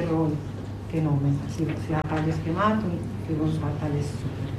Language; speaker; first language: German; non-native, learner; Spanish